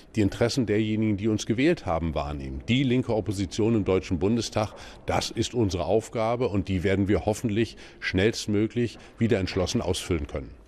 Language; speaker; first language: German; native; German